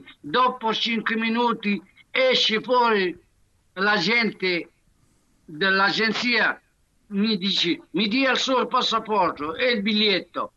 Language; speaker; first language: Italian; non-native, fluent; Arabic